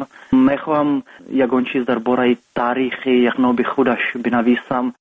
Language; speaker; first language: Persian; non-native, fluent; Czech